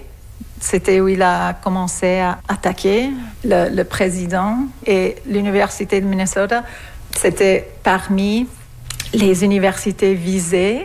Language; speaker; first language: French; non-native, fluent; English